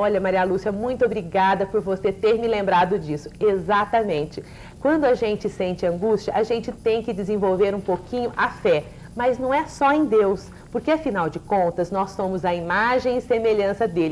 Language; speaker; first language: Portuguese; native; Portuguese